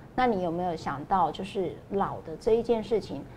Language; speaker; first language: Chinese; non-native, local second language; Min Nan Chinese